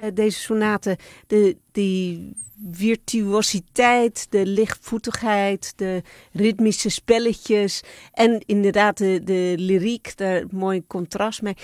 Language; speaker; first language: Dutch; non-native, fluent; English